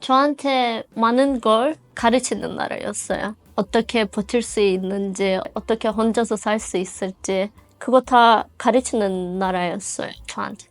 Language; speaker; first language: Korean; non-native, fluent; Azerbaijani